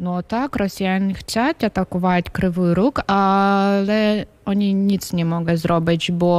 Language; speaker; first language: Polish; non-native, learner; Ukrainian